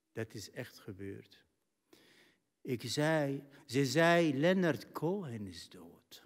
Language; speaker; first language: Dutch; non-native, fluent; Arabic